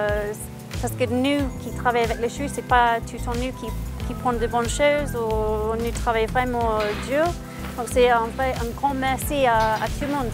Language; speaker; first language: French; non-native, fluent; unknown